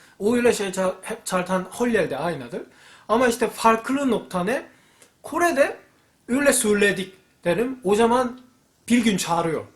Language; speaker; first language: Turkish; non-native, fluent; Korean